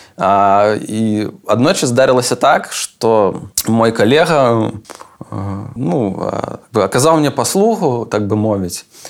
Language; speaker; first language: Belarusian; non-native, local second language; Russian